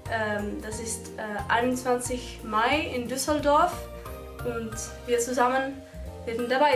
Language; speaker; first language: German; non-native, fluent; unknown